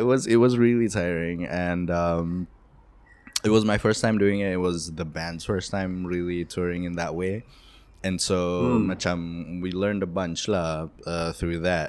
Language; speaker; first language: English; non-native, local second language; Malay